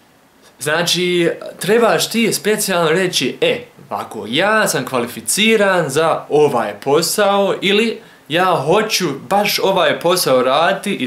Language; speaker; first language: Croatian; early bilingual, heritage; Croatian